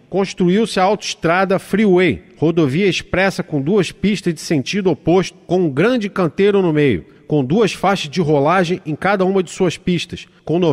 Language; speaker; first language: Portuguese; native; Portuguese